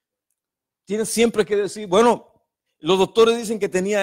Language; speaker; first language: Spanish; native; Spanish